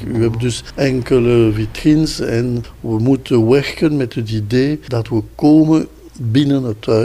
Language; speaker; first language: Dutch; non-native, local second language; French